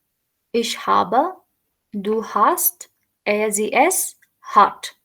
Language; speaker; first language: German; non-native, fluent; Urdu